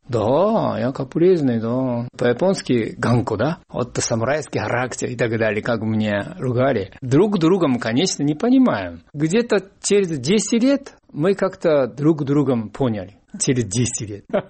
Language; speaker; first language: Russian; non-native, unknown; Japanese